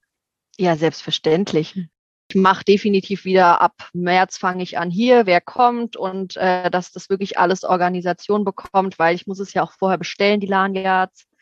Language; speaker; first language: German; native; German